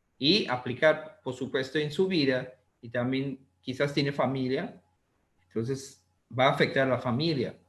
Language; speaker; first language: Spanish; non-native, learner; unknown